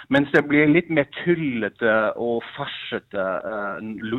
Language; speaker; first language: Norwegian; non-native, fluent; German